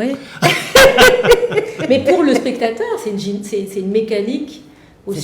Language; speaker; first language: French; native; French